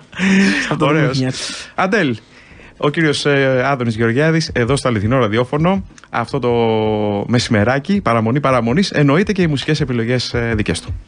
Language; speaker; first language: Greek; native; Greek